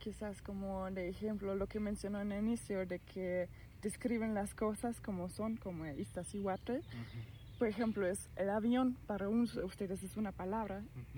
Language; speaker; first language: Spanish; non-native, fluent; German